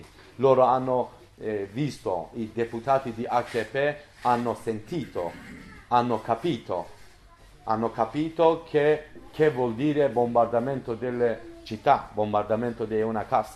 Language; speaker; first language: Italian; non-native, learner; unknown